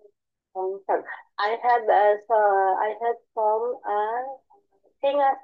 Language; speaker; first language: English; non-native, learner; Bangla